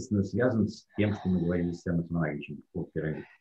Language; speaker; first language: Russian; non-native, fluent; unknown